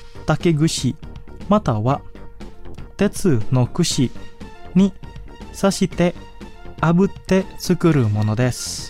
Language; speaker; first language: Japanese; non-native, fluent; Indonesian